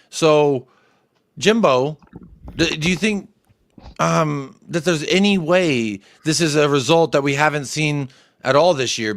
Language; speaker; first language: English; native; English